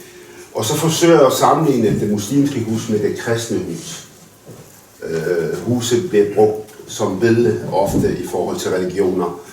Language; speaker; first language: Danish; early bilingual, other home language; Arabic